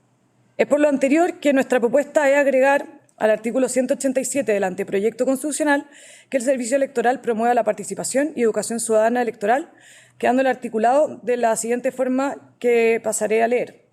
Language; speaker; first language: Spanish; native; Spanish